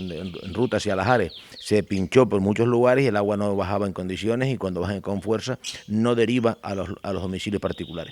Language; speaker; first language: Spanish; native; Spanish